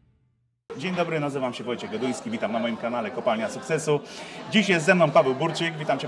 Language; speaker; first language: Polish; native; Polish